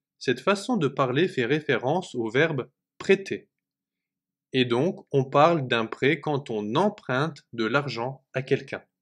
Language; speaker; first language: French; native; French